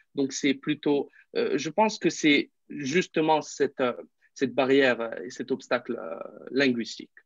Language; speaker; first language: French; non-native, local second language; Arabic